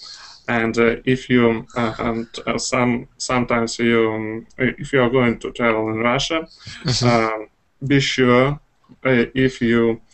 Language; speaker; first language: English; non-native, fluent; Russian